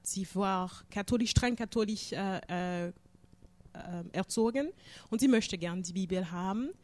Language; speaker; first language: German; non-native, fluent; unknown